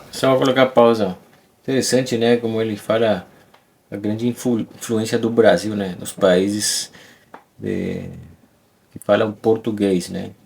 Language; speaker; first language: Portuguese; non-native, fluent; Spanish